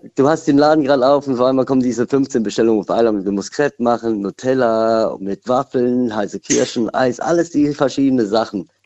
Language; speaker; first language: German; native; German